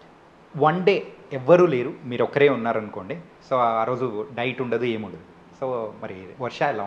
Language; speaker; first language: Telugu; native; Telugu